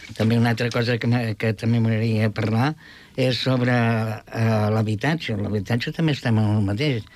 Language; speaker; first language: Catalan; native; Catalan